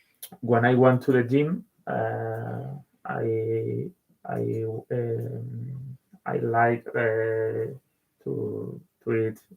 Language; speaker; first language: English; non-native, learner; Spanish